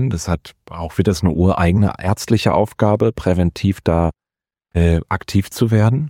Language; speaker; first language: German; native; German